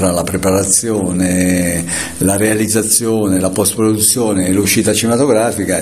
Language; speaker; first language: Italian; native; Italian